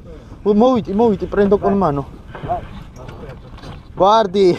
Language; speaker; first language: Italian; non-native, learner; Georgian